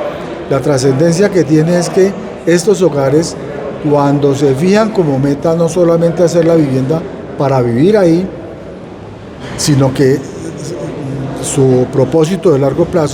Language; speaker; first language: Spanish; native; Spanish